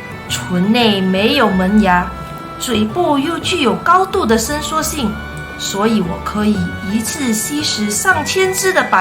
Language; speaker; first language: Chinese; native; Chinese